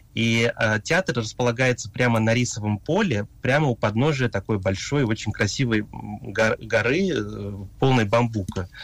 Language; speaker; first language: Russian; early bilingual, heritage; Russian